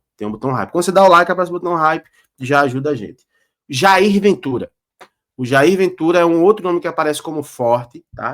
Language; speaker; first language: Portuguese; native; Portuguese